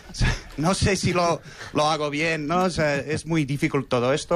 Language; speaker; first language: Spanish; non-native, fluent; English